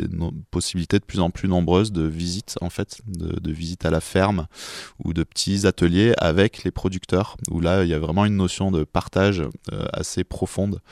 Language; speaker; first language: French; native; French